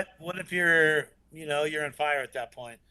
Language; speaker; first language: English; native; English